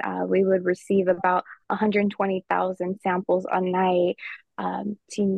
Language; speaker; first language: English; early bilingual, other home language; Spanish